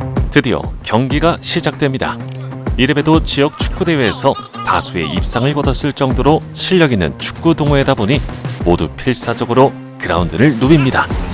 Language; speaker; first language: Korean; native; Korean